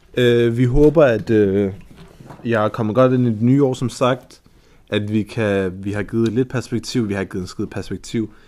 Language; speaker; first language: Danish; early bilingual, other home language; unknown